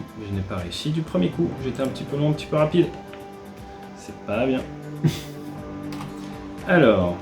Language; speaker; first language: French; native; French